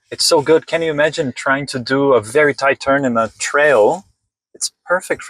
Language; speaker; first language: English; native; English